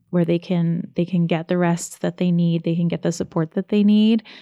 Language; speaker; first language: English; native; English